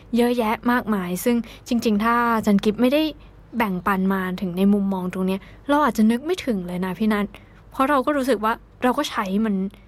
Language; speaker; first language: Thai; native; Thai